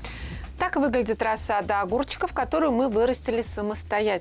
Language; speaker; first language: Russian; native; Russian